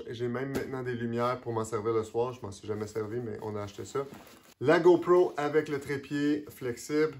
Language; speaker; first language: French; native; French